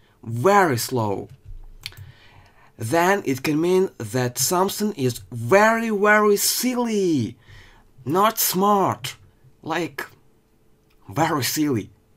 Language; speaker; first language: English; non-native, fluent; Ukrainian